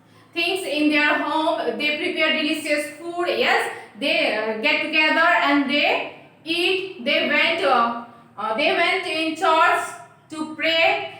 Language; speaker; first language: English; non-native, local second language; Nepali